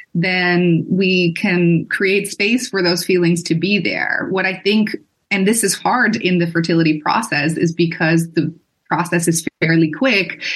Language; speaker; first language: English; non-native, fluent; Dutch